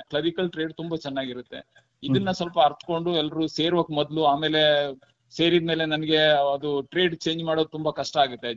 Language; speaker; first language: Kannada; non-native, local second language; Kodava